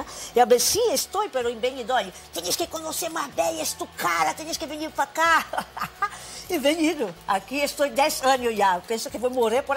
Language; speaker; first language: Spanish; non-native, fluent; Portuguese